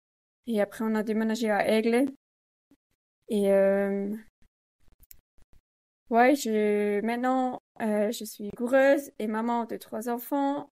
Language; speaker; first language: French; non-native, learner; Swiss German